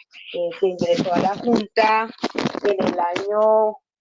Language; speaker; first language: Spanish; native; Spanish